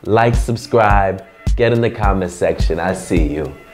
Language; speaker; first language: English; early bilingual, other home language; Spanish